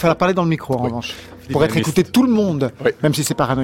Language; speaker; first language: French; native; French